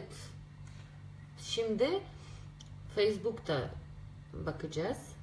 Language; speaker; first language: Turkish; non-native, learner; Russian